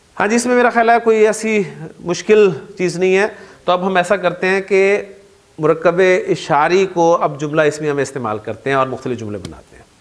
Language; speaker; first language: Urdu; native; Urdu